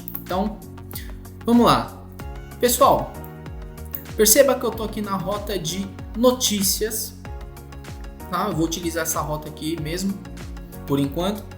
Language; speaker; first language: Portuguese; native; Portuguese